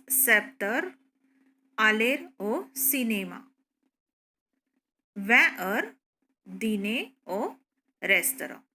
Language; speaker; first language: French; non-native, learner; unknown